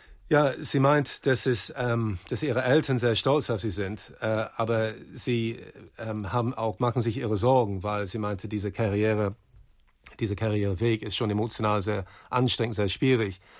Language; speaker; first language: German; non-native, fluent; English